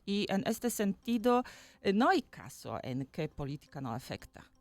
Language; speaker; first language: Spanish; non-native, fluent; Polish